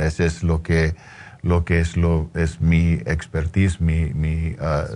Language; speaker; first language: Spanish; early bilingual, heritage; Spanish